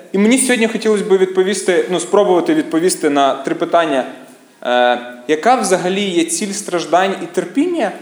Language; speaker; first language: Ukrainian; native; Ukrainian